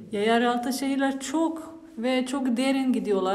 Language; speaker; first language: Turkish; non-native, fluent; Slovenian